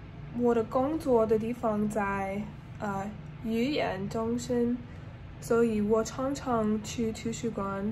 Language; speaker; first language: Chinese; non-native, learner; English